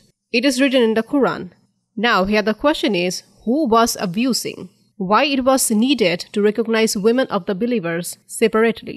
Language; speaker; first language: English; non-native, fluent; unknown